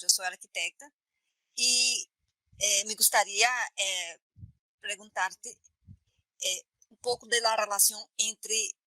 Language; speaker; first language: Spanish; non-native, fluent; Portuguese